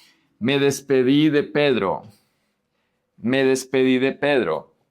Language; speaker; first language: Spanish; non-native, fluent; English